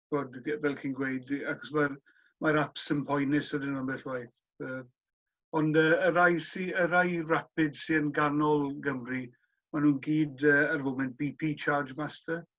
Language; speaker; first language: Welsh; non-native, local second language; English